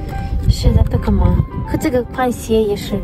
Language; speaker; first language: Chinese; non-native, learner; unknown